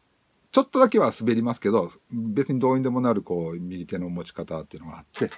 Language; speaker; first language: Japanese; native; Japanese